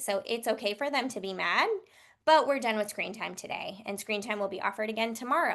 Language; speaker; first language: English; native; English